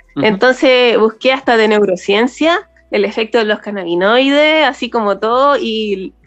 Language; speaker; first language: Spanish; native; Spanish